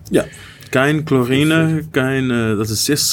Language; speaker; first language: German; non-native, learner; Dutch